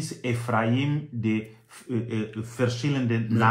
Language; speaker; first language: Dutch; non-native, fluent; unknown